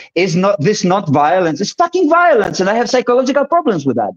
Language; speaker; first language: English; early bilingual, other home language; Polish